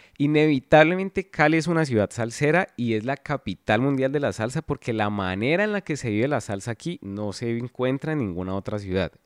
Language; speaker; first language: Spanish; native; Spanish